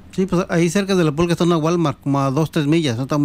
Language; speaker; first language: Spanish; native; Spanish